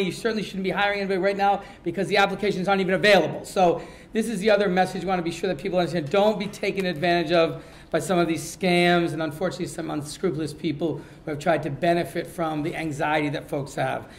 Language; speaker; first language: English; native; English